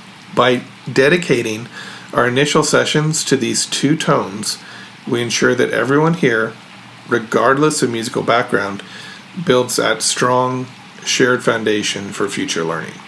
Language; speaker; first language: English; native; English